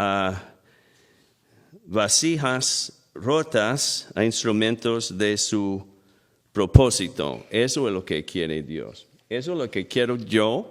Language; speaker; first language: Spanish; non-native, fluent; English